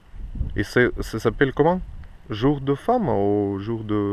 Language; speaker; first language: French; non-native, learner; Russian